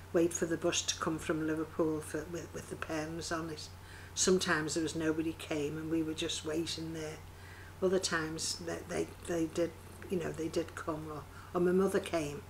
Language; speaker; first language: English; native; English